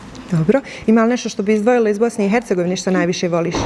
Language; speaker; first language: Bosnian; native; Bosnian